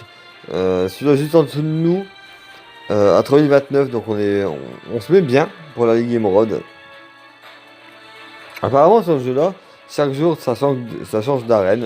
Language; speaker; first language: French; native; French